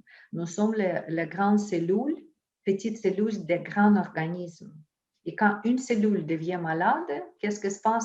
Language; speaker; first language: French; non-native, fluent; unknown